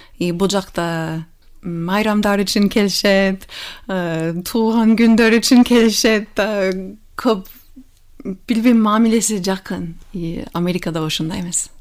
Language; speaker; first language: Kyrgyz; non-native, fluent; English